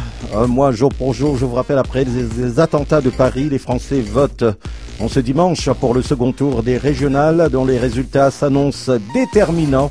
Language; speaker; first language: French; native; French